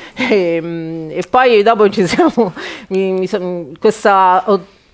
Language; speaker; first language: Italian; native; Italian